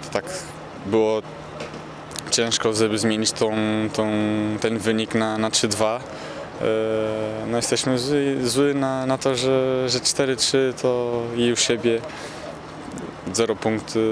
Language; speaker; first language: Polish; non-native, fluent; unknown